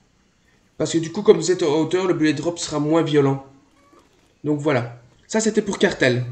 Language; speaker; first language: French; native; French